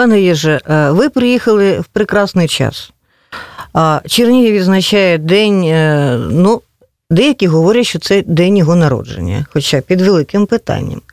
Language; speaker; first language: Ukrainian; native; Ukrainian